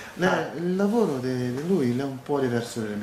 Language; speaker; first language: Italian; non-native, learner; Portuguese